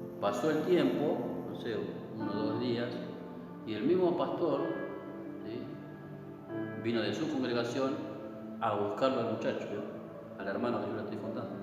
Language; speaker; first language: Spanish; native; Spanish